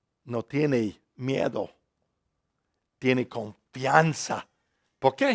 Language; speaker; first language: Spanish; non-native, fluent; English